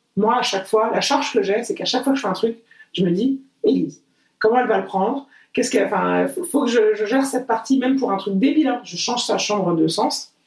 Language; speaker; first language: French; early bilingual, other home language; Portuguese